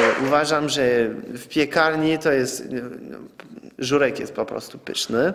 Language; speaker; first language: Polish; non-native, fluent; French